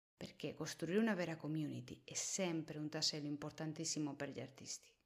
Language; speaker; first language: Italian; non-native, fluent; Spanish